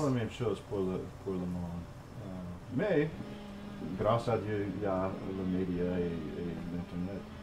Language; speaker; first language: French; non-native, fluent; English